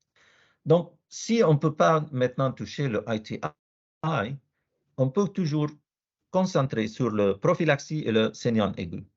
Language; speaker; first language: French; non-native, learner; Arabic